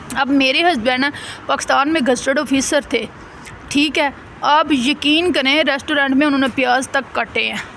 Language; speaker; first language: Urdu; non-native, local second language; Punjabi